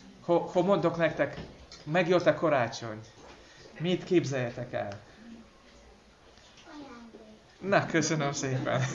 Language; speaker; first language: Hungarian; non-native, fluent; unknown